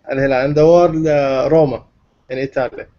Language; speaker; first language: English; non-native, learner; Arabic